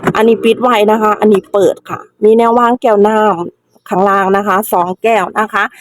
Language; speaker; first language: Thai; native; Thai